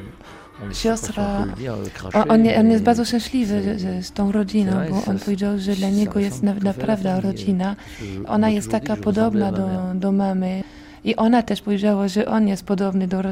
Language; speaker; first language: Polish; non-native, learner; French